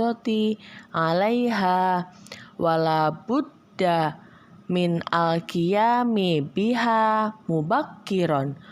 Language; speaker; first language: Arabic; non-native, learner; Indonesian